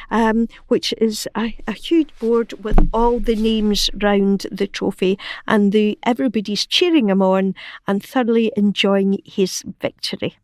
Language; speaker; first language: English; native; English